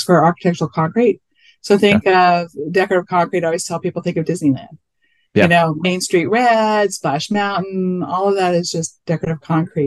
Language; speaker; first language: English; native; English